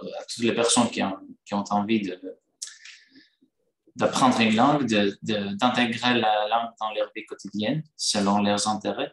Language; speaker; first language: French; non-native, fluent; Greek